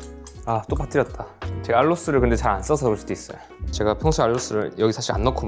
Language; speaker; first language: Korean; native; Korean